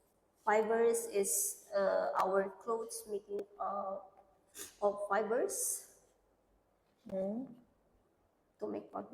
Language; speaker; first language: English; non-native, learner; Indonesian